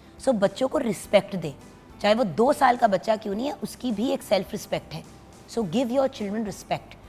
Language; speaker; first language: Urdu; native; Urdu